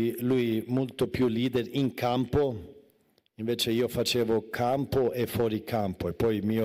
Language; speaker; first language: Italian; non-native, fluent; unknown